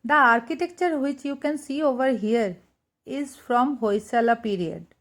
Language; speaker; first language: English; non-native, local second language; Bangla